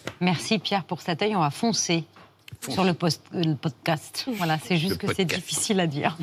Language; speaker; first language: French; native; French